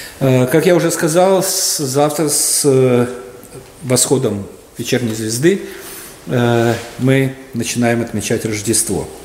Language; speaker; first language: Russian; native; Russian